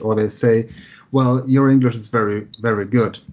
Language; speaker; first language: English; non-native, fluent; German